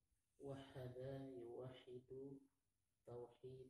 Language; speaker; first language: Arabic; non-native, learner; Indonesian